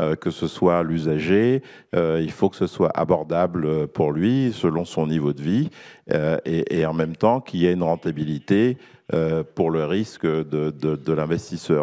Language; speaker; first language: French; native; French